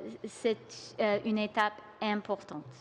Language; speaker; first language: French; non-native, local second language; English